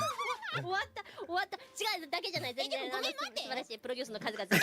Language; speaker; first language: Japanese; native; Japanese